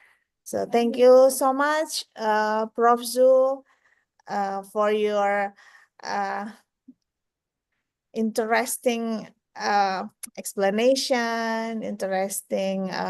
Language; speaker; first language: English; non-native, fluent; Indonesian